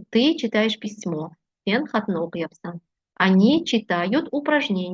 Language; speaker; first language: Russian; non-native, fluent; Uzbek